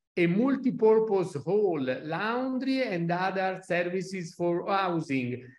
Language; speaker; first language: English; non-native, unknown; Italian